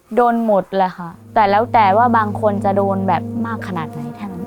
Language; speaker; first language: Thai; non-native, local second language; Hmong